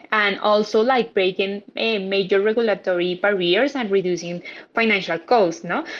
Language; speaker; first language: English; non-native, fluent; Spanish